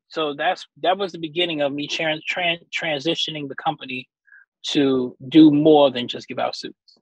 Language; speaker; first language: English; native; English